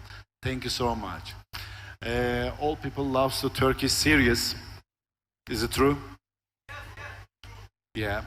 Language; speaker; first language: English; non-native, learner; Turkish